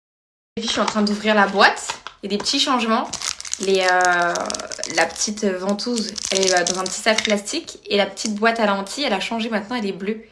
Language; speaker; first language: French; native; French